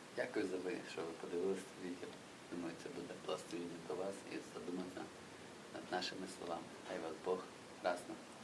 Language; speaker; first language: Ukrainian; non-native, local second language; Russian